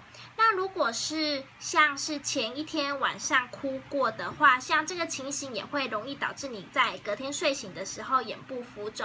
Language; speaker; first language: Chinese; native; Chinese